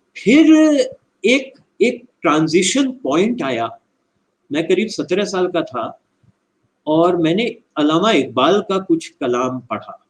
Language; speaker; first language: Hindi; native; Hindi